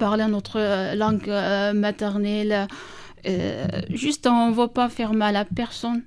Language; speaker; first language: French; non-native, learner; Kurdish